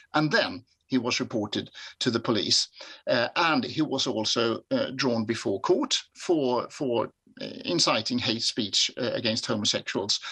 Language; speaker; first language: English; non-native, fluent; Swedish